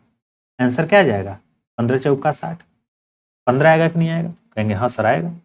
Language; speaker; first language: Hindi; native; Hindi